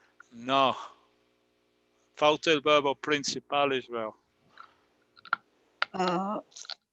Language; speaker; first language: Spanish; non-native, fluent; English